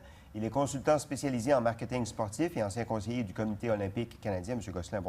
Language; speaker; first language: French; native; French